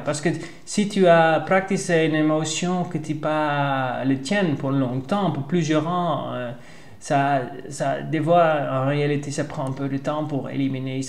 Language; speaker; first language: French; non-native, learner; Dutch